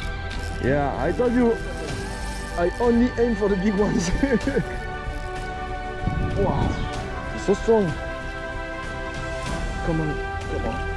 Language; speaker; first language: English; non-native, learner; French